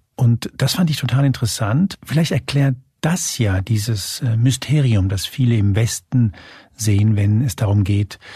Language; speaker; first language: German; early bilingual, other home language; Spanish